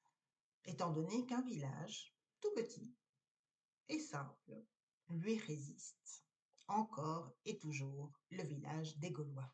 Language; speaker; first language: French; native; French